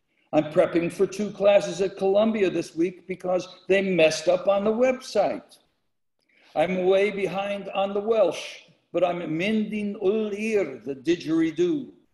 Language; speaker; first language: English; native; English